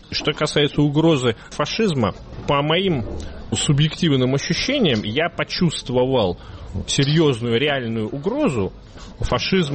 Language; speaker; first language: Russian; native; Russian